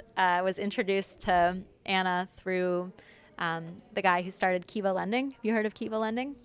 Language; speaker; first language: English; native; English